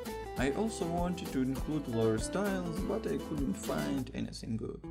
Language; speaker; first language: English; non-native, fluent; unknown